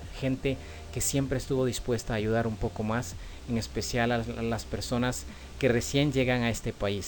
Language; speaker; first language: Spanish; native; Spanish